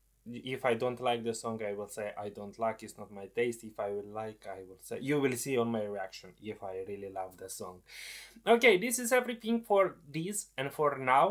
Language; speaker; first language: English; non-native, fluent; Romanian